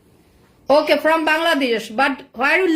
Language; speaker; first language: English; non-native, learner; Bangla